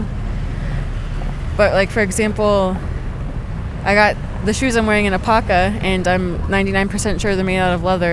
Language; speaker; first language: English; native; English